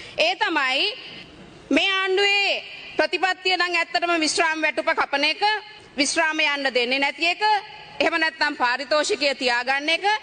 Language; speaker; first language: Sinhala; native; Sinhala